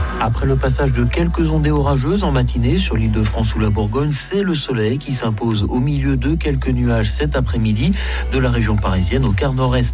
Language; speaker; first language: French; native; French